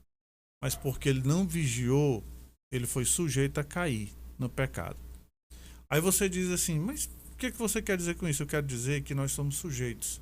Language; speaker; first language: Portuguese; native; Portuguese